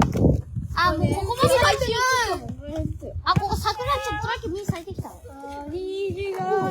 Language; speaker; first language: Japanese; native; Japanese